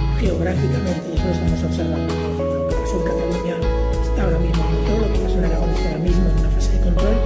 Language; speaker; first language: Spanish; native; Spanish